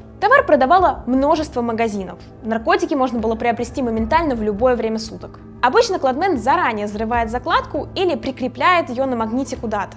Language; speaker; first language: Russian; native; Russian